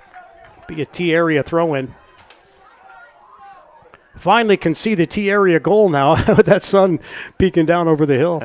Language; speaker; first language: English; native; English